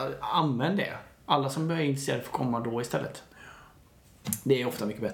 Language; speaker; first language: Swedish; native; Swedish